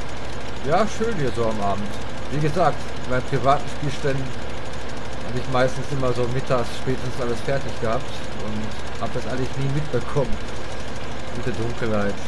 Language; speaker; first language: German; native; German